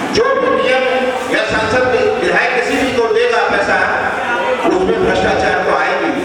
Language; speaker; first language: Hindi; native; Hindi